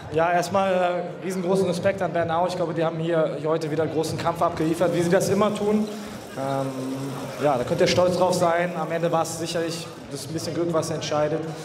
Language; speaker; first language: German; native; German